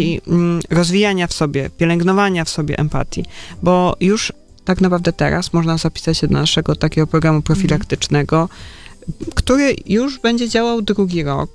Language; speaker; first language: Polish; native; Polish